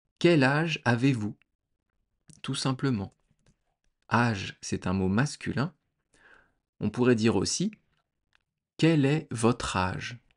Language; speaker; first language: French; native; French